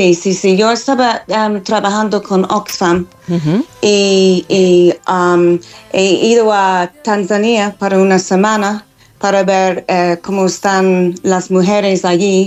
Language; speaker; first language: Spanish; non-native, fluent; English